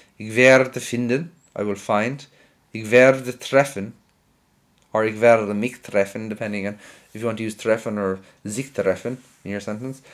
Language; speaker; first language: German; non-native, fluent; English